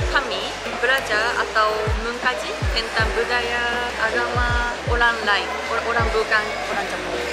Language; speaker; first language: Malay; non-native, fluent; Japanese